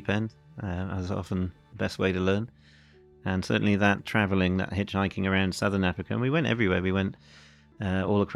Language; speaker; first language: English; native; English